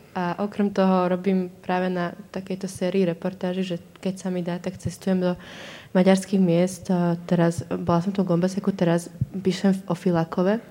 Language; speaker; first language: Slovak; non-native, local second language; Hungarian